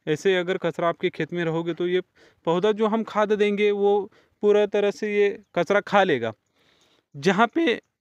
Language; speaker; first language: Hindi; non-native, local second language; Marathi